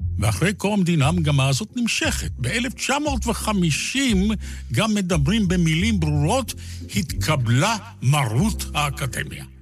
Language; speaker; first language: Hebrew; native; Hebrew